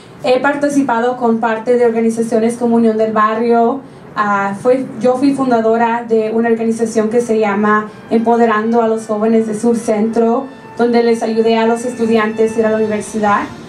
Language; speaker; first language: Spanish; early bilingual, heritage; Spanish